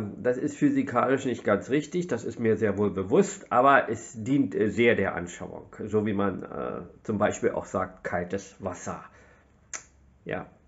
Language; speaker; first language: German; native; German